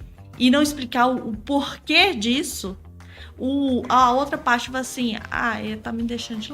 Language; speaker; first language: Portuguese; native; Portuguese